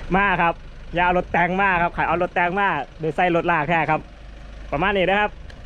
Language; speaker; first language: Thai; native; Thai